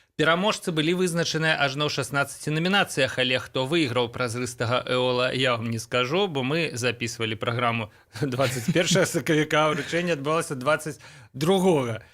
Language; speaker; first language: Belarusian; non-native, local second language; Russian